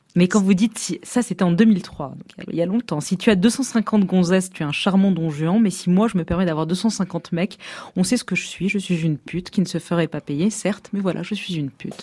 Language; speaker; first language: French; native; French